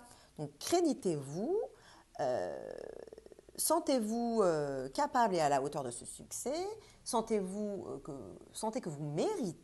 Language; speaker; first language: French; native; French